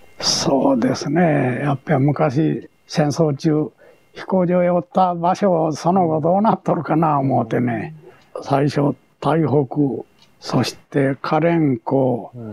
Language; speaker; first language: Japanese; native; Japanese